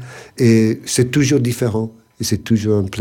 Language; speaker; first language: French; non-native, fluent; English